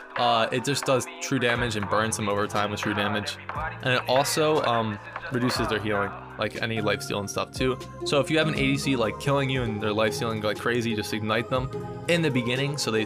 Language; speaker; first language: English; native; English